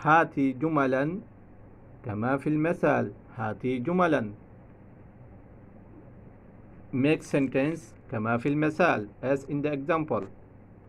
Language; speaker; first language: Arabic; non-native, fluent; Bangla